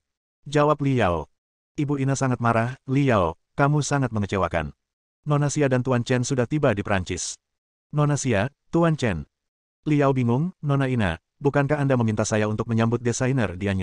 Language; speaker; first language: Indonesian; native; Indonesian